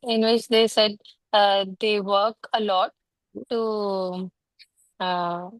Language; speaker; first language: English; non-native, local second language; Hindi